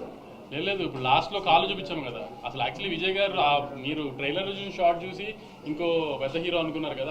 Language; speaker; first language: Telugu; native; Telugu